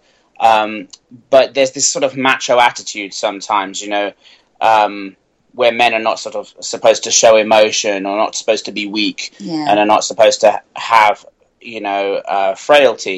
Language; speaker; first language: English; native; English